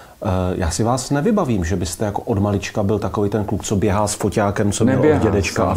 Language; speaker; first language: Czech; native; Czech